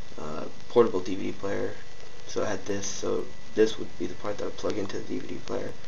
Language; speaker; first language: English; native; English